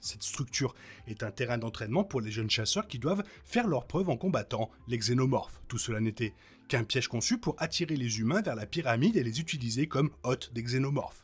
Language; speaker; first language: French; native; French